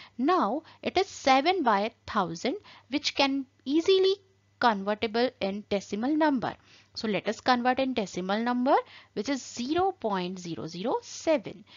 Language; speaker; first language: English; non-native, local second language; Hindi